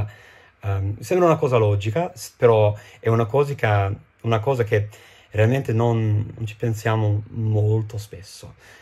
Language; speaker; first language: Italian; non-native, fluent; English